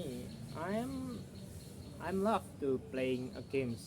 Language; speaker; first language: English; non-native, learner; Indonesian